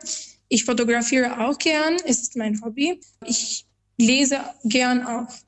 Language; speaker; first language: German; non-native, learner; Albanian